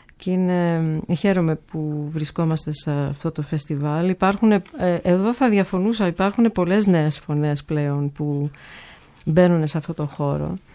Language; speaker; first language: Greek; early bilingual, heritage; Greek